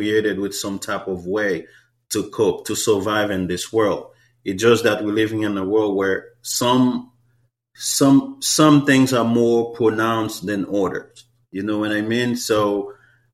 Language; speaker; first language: English; non-native, fluent; Haitian Creole